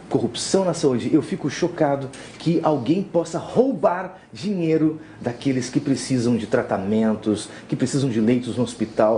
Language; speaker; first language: Portuguese; native; Portuguese